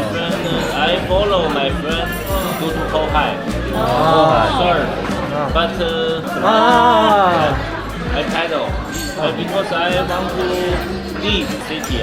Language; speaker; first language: English; non-native, learner; Chinese